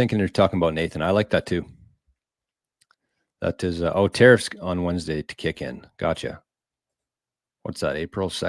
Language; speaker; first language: English; native; English